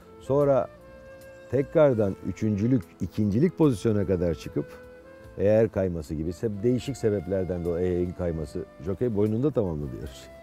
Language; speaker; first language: Turkish; native; Turkish